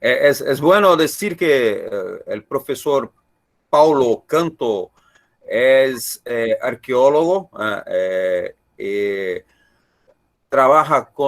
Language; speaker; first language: Spanish; non-native, learner; Portuguese